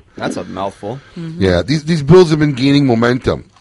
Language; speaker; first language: English; non-native, fluent; Spanish